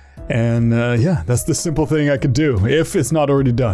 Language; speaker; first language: English; early bilingual, other home language; French